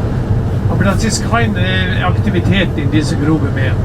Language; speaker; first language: German; non-native, learner; Norwegian